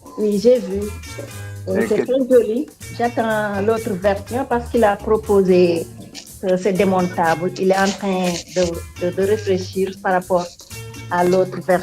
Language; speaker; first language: French; non-native, local second language; Wolof